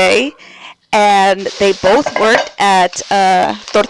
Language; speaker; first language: English; early bilingual, other home language; Spanish